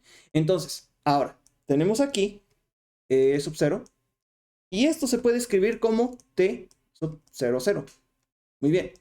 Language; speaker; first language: Spanish; native; Spanish